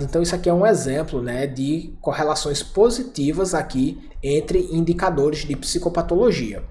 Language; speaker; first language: Portuguese; native; Portuguese